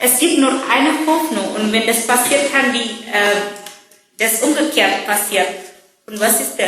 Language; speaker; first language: German; non-native, learner; Indonesian